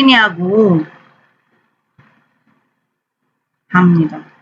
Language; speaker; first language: Korean; non-native, fluent; Indonesian